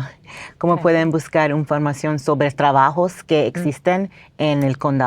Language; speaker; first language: Spanish; non-native, fluent; English